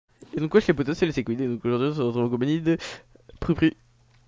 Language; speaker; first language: French; native; French